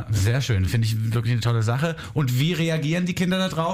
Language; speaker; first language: German; native; German